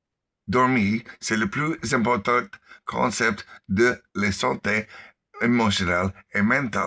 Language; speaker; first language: French; non-native, learner; English